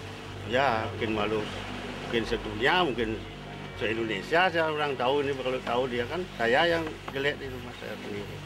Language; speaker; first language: Indonesian; non-native, local second language; Balinese